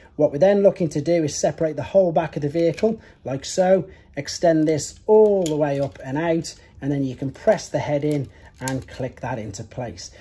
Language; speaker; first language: English; native; English